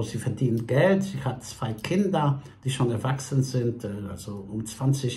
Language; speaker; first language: German; non-native, fluent; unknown